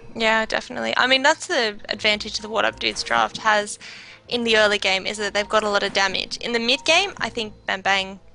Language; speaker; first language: English; native; English